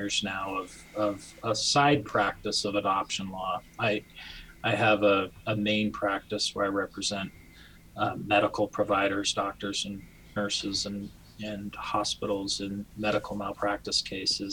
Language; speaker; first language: English; native; English